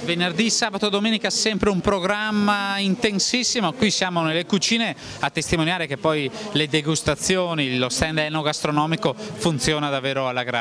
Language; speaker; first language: Italian; native; Italian